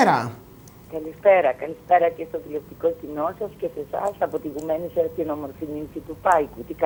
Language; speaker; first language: Greek; native; Greek